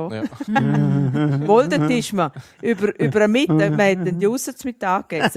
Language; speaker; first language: German; native; German